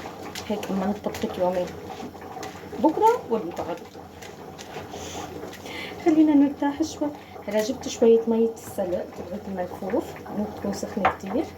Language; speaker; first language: Arabic; native; Arabic